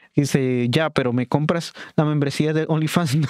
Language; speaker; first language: Spanish; native; Spanish